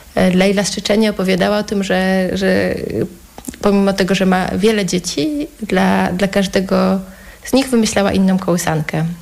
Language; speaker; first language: Polish; native; Polish